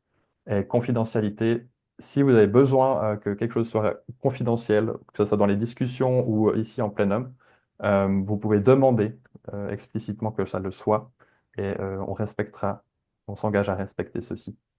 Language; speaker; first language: French; native; French